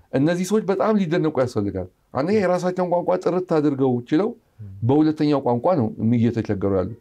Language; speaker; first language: Amharic; native; Amharic